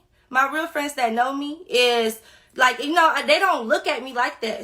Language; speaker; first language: English; native; English